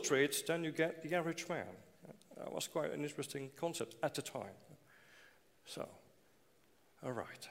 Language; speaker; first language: English; non-native, fluent; Dutch